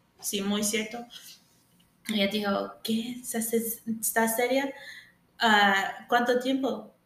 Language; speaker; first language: Spanish; early bilingual, heritage; English